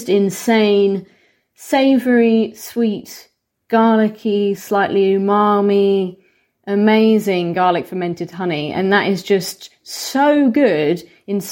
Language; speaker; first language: English; native; English